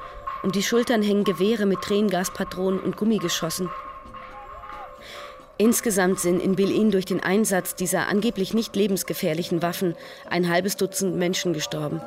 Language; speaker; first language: German; native; German